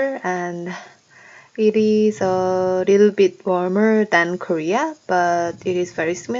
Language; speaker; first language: English; non-native, learner; Korean